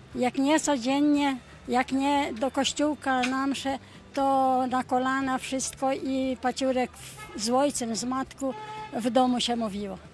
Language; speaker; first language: Polish; early bilingual, heritage; Polish